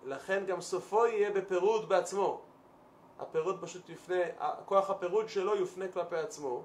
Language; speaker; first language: Hebrew; native; Hebrew